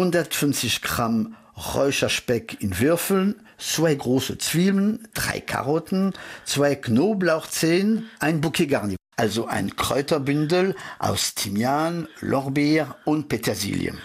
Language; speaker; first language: German; early bilingual, heritage; French